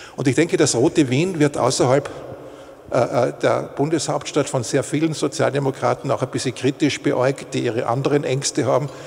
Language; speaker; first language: German; native; German